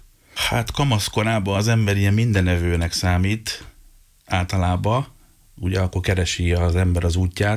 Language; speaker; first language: Hungarian; native; Hungarian